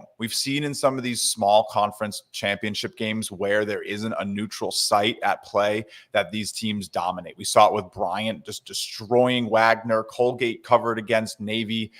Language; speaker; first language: English; native; English